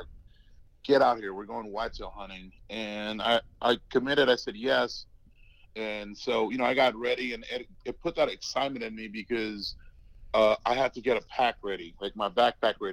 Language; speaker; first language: English; native; English